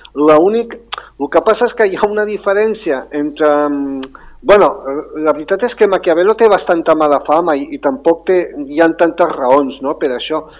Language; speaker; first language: Catalan; non-native, local second language; Spanish